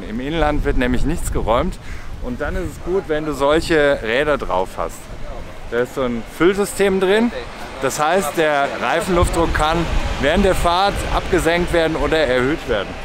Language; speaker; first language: German; native; German